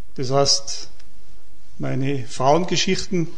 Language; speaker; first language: German; native; German